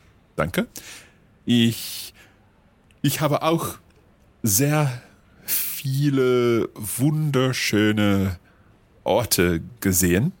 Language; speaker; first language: German; non-native, learner; English